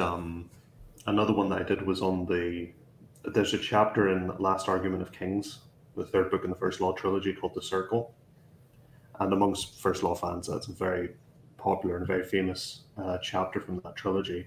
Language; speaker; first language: English; native; English